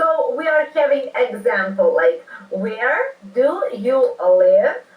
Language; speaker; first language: English; non-native, fluent; Serbian